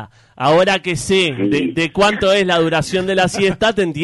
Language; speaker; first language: Spanish; native; Spanish